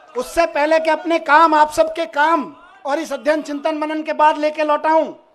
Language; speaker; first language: Hindi; native; Hindi